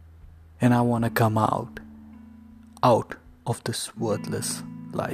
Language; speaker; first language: English; non-native, local second language; Hindi